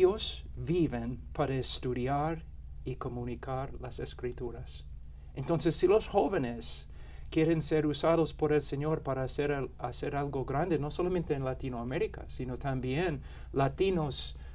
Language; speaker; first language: Spanish; non-native, fluent; English